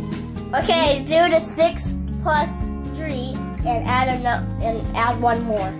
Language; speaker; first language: English; native; English